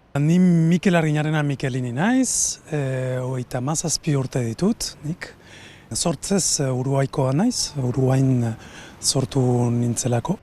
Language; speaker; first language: Basque; non-native, fluent; Spanish